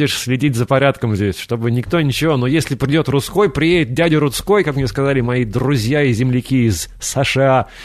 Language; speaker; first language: Russian; native; Russian